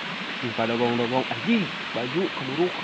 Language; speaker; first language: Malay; non-native, local second language; Sundanese